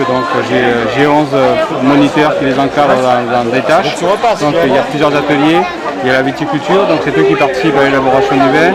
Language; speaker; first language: French; native; French